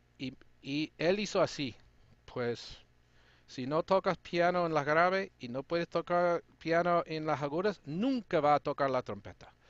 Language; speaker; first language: Spanish; non-native, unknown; English